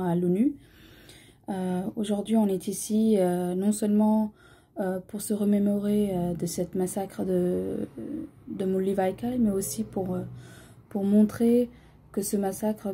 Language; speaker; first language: French; early bilingual, other home language; Tamil